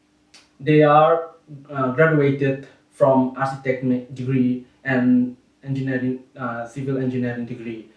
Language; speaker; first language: English; non-native, learner; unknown